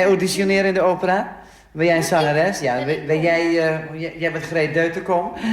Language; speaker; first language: Dutch; native; Dutch